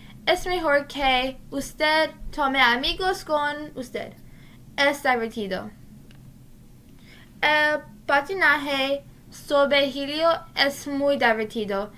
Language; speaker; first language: Spanish; non-native, learner; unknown